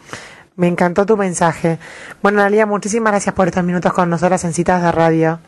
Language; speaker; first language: Spanish; native; Spanish